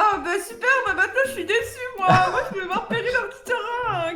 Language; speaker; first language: French; native; French